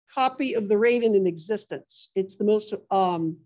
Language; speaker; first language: English; native; English